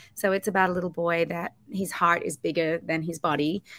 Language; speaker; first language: English; native; English